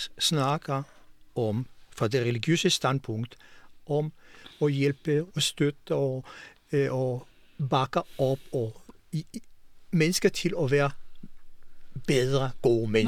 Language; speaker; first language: Danish; non-native, fluent; Hebrew